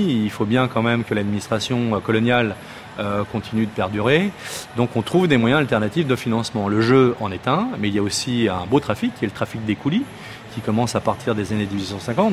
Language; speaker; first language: French; native; French